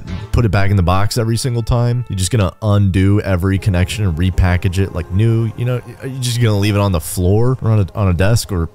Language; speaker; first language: English; native; English